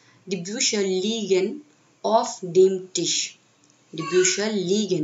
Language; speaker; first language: German; non-native, fluent; Hindi